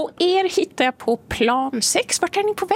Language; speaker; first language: Swedish; native; Swedish